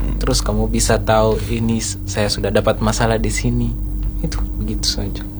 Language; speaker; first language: Indonesian; non-native, learner; Kalenjin